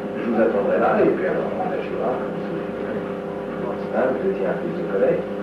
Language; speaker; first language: French; native; French